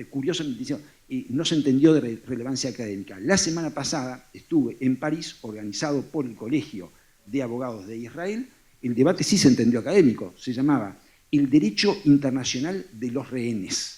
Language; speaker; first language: Spanish; native; Spanish